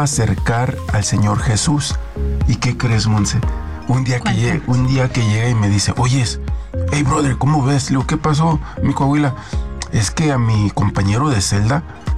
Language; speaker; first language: Spanish; native; Spanish